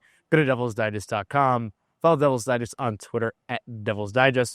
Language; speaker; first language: English; native; English